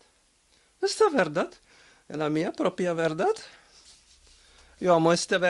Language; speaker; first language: Spanish; non-native, learner; French